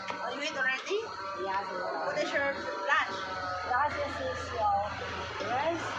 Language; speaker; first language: English; non-native, learner; Filipino